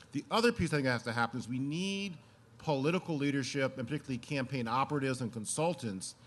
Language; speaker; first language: English; native; English